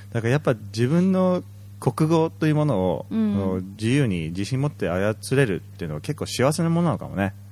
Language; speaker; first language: Japanese; early bilingual, heritage; Japanese